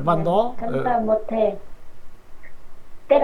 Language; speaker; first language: Korean; non-native, learner; Vietnamese